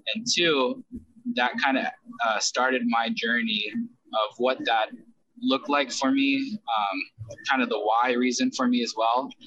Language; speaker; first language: English; native; English